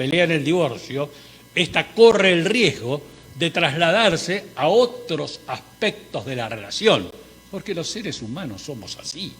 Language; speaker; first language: Spanish; native; Spanish